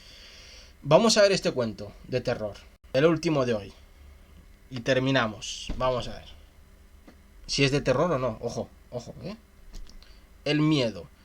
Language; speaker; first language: Spanish; native; Spanish